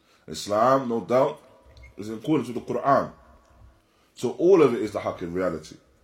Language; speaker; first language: English; native; English